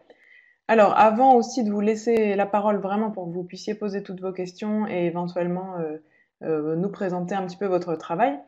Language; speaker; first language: French; native; French